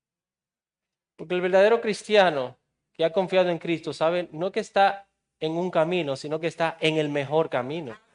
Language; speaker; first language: Spanish; native; Spanish